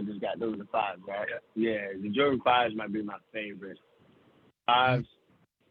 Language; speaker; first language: English; native; English